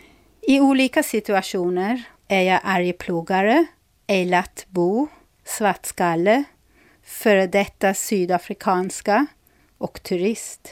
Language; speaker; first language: Swedish; non-native, fluent; English